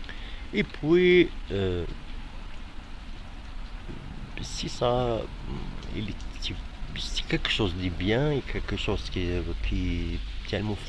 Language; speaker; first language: French; non-native, fluent; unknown